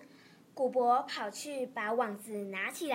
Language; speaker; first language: Chinese; native; Chinese